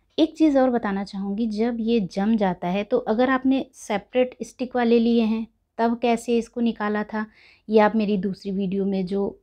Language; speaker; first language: Hindi; native; Hindi